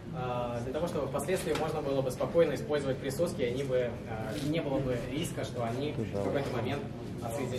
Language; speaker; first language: Russian; native; Russian